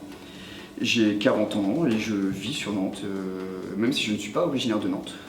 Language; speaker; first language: French; native; French